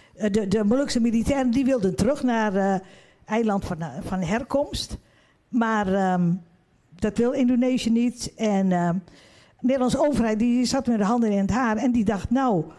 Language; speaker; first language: Dutch; early bilingual, other home language; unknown